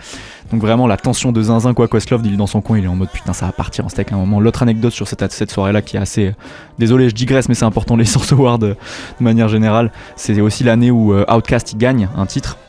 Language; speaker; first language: French; native; French